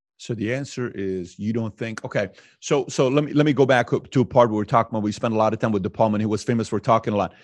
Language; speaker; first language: English; native; English